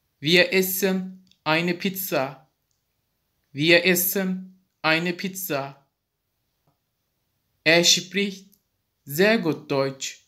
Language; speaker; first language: German; non-native, fluent; Turkish